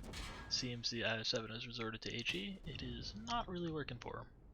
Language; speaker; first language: English; native; English